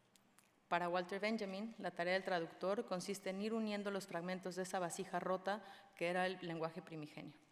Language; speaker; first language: Spanish; native; Spanish